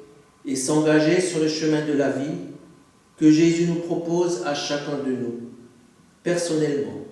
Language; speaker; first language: French; native; French